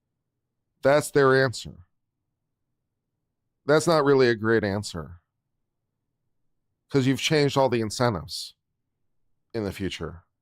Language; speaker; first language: English; native; English